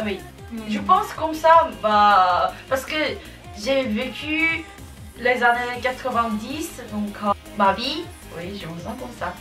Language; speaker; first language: French; non-native, learner; Japanese